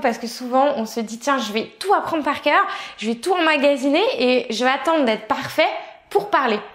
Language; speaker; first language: French; native; French